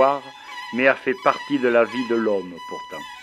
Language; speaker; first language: French; native; French